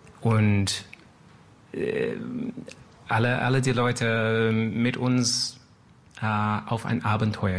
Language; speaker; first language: German; non-native, learner; French